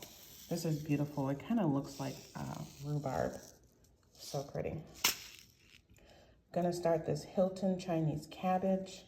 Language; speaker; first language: English; native; English